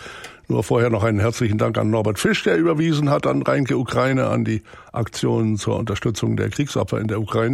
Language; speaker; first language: German; native; German